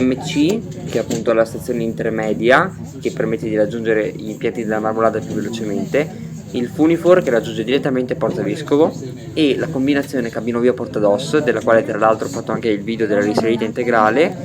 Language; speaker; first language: Italian; native; Italian